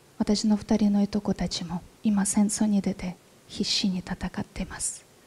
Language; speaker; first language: Japanese; non-native, fluent; Ukrainian